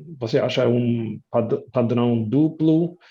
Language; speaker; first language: Portuguese; non-native, fluent; German